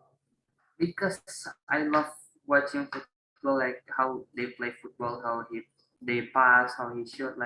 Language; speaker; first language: English; non-native, learner; Indonesian